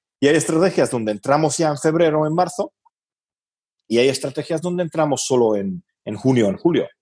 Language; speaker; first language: Spanish; non-native, fluent; Hungarian